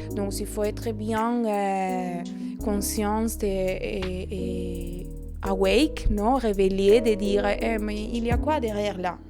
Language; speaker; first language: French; non-native, fluent; Spanish